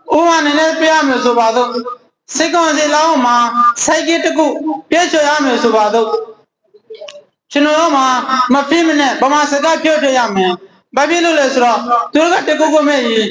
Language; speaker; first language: Burmese; non-native, local second language; Rohingya